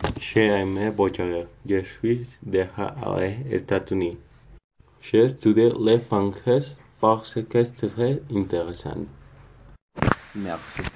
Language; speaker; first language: French; non-native, learner; Spanish